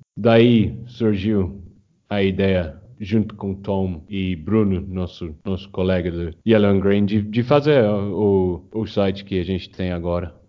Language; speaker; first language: Portuguese; non-native, fluent; English